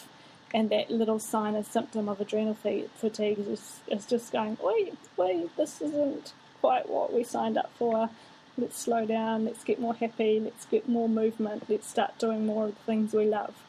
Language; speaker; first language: English; native; English